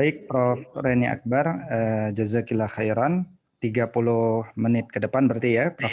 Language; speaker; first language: Indonesian; native; Indonesian